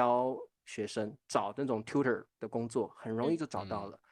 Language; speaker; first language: Chinese; native; Chinese